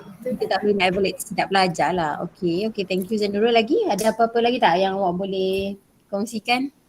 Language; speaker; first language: Malay; native; Malay